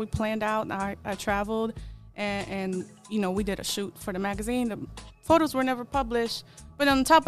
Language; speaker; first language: English; non-native, fluent; Polish